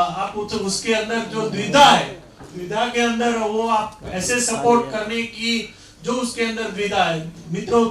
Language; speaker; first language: Hindi; non-native, local second language; Gujarati